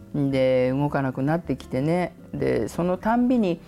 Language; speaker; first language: Japanese; native; Japanese